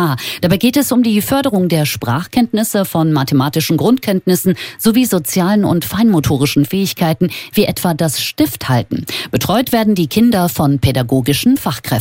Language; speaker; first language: German; native; German